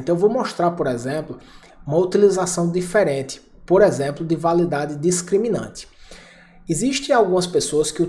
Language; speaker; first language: Portuguese; native; Portuguese